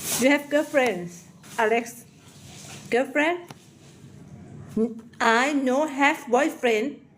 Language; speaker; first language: English; non-native, learner; Thai